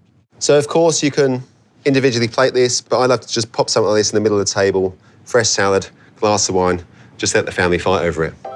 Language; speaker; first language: English; native; English